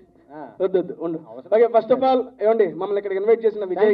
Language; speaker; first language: Telugu; native; Telugu